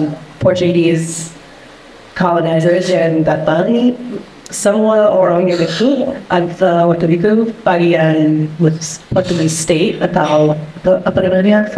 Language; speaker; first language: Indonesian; non-native, fluent; English